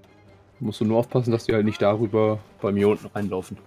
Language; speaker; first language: German; native; German